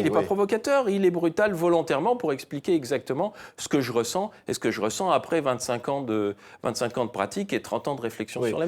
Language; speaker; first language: French; native; French